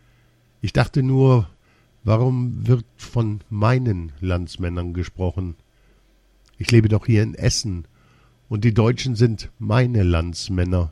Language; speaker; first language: German; early bilingual, other home language; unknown